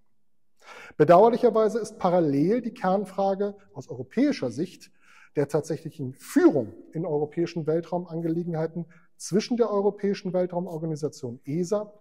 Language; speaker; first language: German; native; German